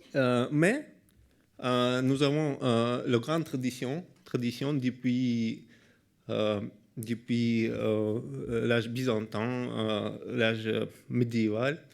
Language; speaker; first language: French; non-native, learner; Russian